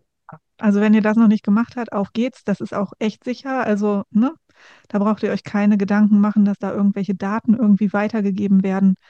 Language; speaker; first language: German; native; German